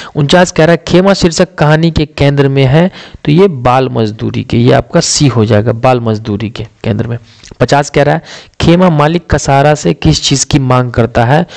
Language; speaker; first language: Hindi; native; Hindi